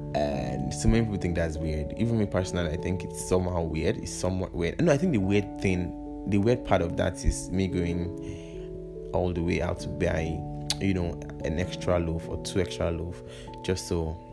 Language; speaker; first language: English; non-native, local second language; Yoruba